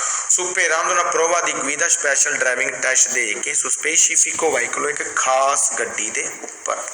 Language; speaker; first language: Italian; non-native, fluent; Punjabi